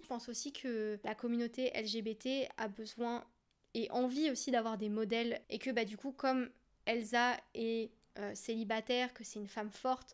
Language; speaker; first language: French; native; French